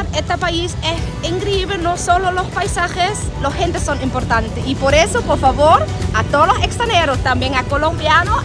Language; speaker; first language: Spanish; non-native, learner; German